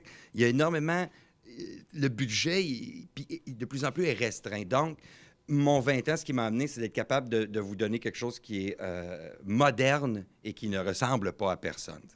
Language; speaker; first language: French; native; French